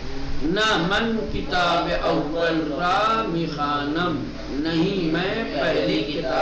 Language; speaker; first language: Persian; non-native, fluent; Urdu